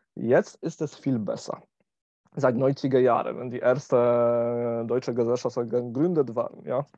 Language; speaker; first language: German; non-native, learner; Polish